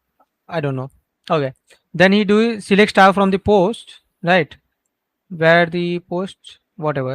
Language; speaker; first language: English; non-native, local second language; Gujarati